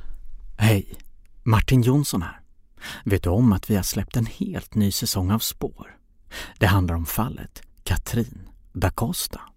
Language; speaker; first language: Swedish; native; Swedish